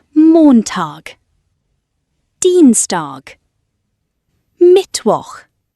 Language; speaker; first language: German; non-native, fluent; English